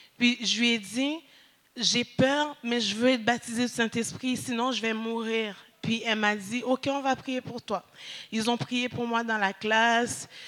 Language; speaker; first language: French; early bilingual, other home language; Haitian Creole